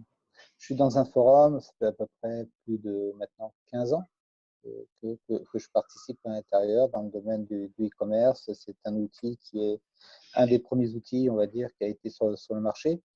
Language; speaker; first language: French; native; French